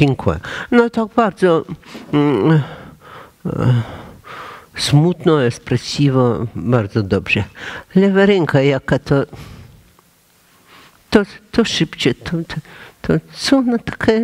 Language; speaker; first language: Polish; non-native, learner; Russian